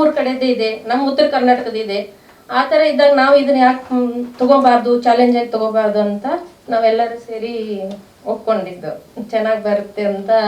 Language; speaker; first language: Kannada; native; Kannada